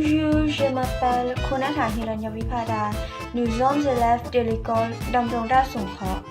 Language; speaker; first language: French; non-native, learner; Thai